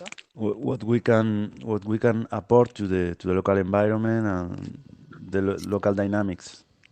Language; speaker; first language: English; non-native, fluent; Spanish